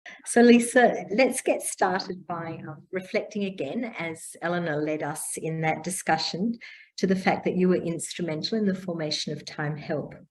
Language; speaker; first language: English; native; English